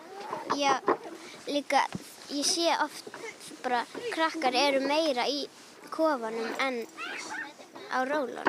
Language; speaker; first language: Icelandic; non-native, learner; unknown